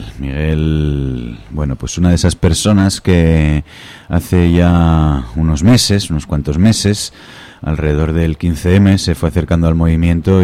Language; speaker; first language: Spanish; native; Spanish